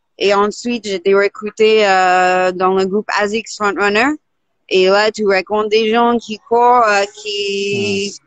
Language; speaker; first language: French; non-native, fluent; English